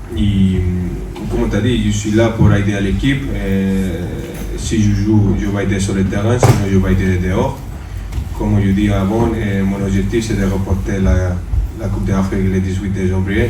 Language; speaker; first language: French; non-native, fluent; Spanish